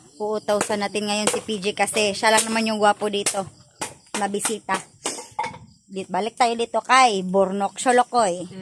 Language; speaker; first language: Filipino; non-native, local second language; Cebuano